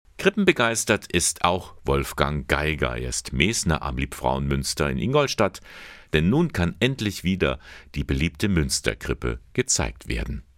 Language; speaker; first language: German; native; German